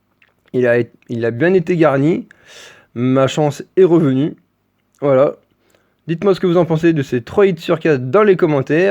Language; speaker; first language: French; native; French